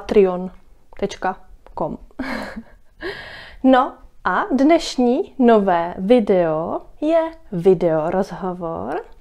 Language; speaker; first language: Czech; native; Czech